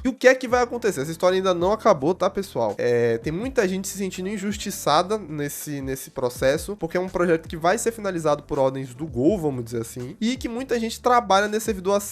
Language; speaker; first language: Portuguese; native; Portuguese